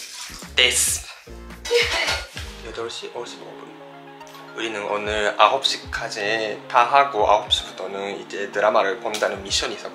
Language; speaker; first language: Korean; non-native, fluent; Japanese